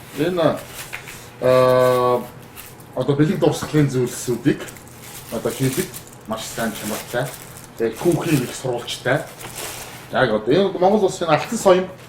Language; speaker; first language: Mongolian; native; Mongolian